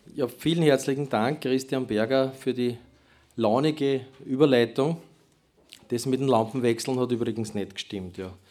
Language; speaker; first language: German; native; German